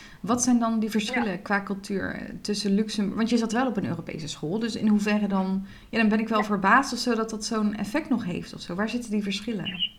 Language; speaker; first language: Dutch; native; Dutch